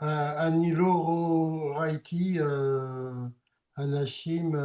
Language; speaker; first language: Hebrew; non-native, learner; French